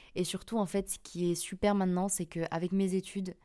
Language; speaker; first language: French; native; French